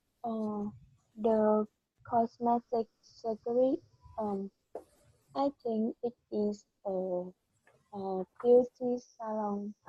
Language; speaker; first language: English; non-native, learner; Vietnamese